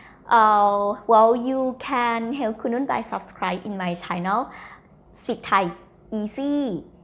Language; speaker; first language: English; non-native, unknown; Thai